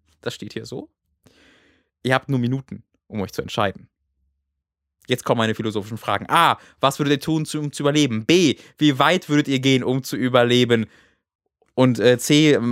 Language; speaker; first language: German; native; German